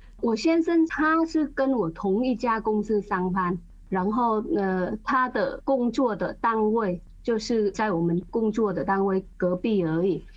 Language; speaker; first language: Chinese; non-native, fluent; Vietnamese